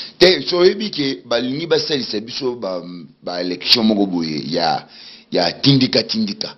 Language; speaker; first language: Lingala; native; Lingala